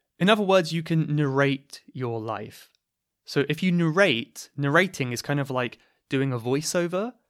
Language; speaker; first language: English; native; English